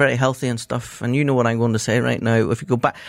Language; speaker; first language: English; native; English